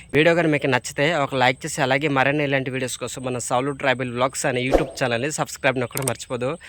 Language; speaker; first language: Telugu; native; Telugu